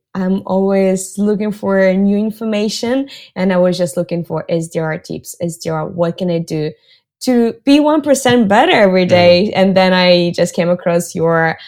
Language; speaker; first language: English; non-native, fluent; Russian